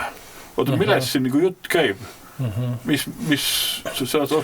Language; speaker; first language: Estonian; native; Estonian